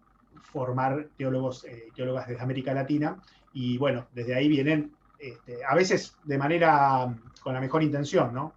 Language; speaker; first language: Spanish; native; Spanish